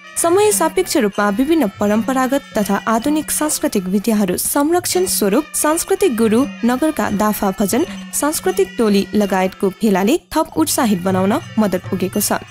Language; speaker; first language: Nepali; non-native, local second language; Newari